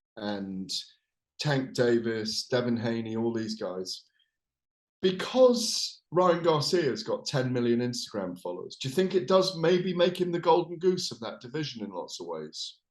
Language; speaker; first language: English; native; English